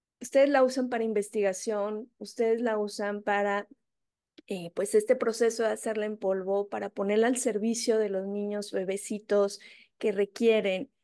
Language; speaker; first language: Spanish; native; Spanish